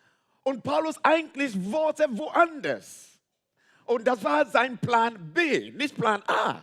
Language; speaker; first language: German; non-native, fluent; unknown